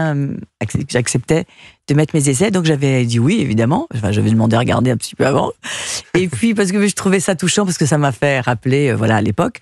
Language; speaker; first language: French; early bilingual, other home language; Portuguese